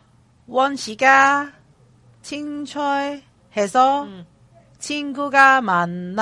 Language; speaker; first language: Korean; non-native, learner; Cantonese